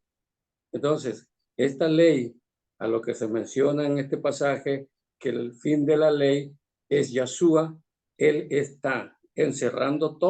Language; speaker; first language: Spanish; native; Spanish